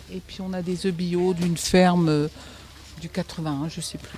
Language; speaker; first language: French; native; French